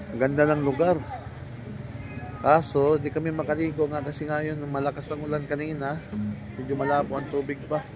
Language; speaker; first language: Filipino; native; Filipino